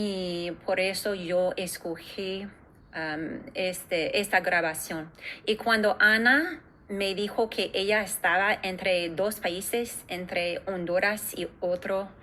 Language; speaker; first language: Spanish; non-native, fluent; English